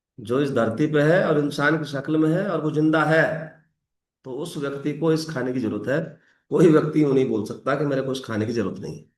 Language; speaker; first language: Hindi; native; Hindi